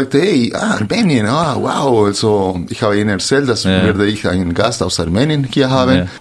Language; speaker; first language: German; non-native, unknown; Spanish